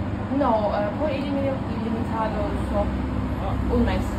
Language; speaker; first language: Spanish; non-native, learner; Turkish